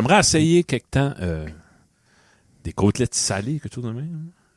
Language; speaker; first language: French; native; French